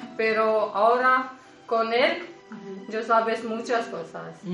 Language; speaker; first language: Spanish; non-native, learner; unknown